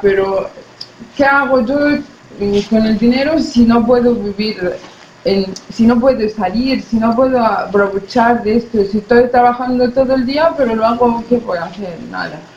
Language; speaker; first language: Spanish; non-native, learner; Arabic